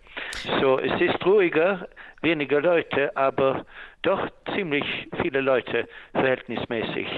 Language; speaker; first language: German; non-native, fluent; Swedish